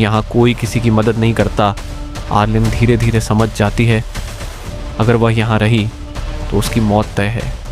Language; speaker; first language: Hindi; native; Hindi